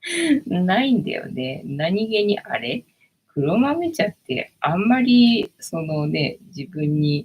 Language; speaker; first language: Japanese; native; Japanese